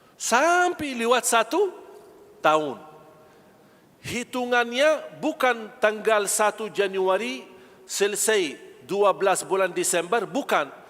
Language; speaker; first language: Malay; non-native, fluent; Arabic